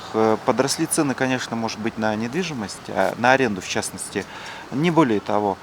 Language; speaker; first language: Russian; native; Russian